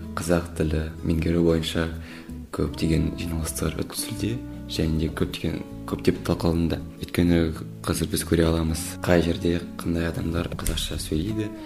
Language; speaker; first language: Kazakh; non-native, local second language; German